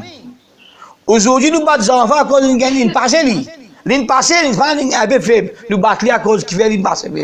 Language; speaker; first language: French; non-native, learner; Morisyen